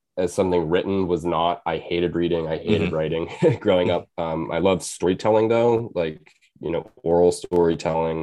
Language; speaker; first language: English; native; English